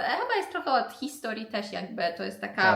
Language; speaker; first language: Polish; non-native, learner; Persian